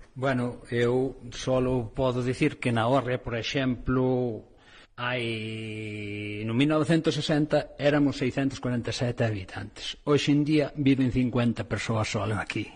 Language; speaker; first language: Galician; native; Galician